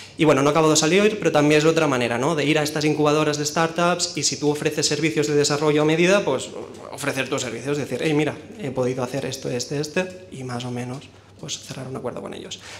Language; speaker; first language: Spanish; native; Spanish